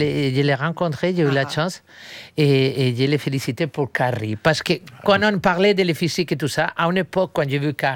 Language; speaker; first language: French; non-native, fluent; Spanish